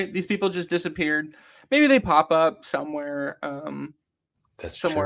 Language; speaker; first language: English; native; English